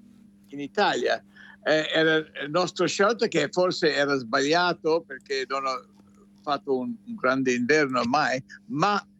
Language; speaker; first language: Italian; non-native, fluent; English